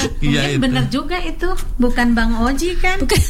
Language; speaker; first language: Indonesian; native; Indonesian